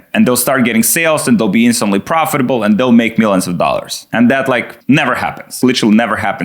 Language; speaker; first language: English; non-native, fluent; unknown